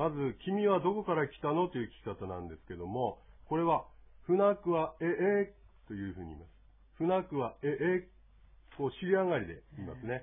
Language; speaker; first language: Japanese; native; Japanese